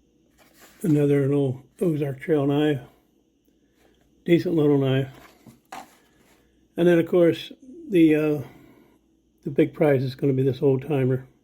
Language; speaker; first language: English; native; English